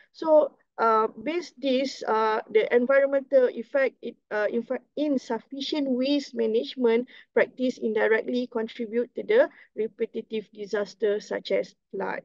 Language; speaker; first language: English; non-native, local second language; Malay